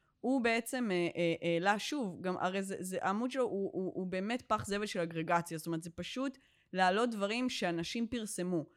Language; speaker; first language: Hebrew; native; Hebrew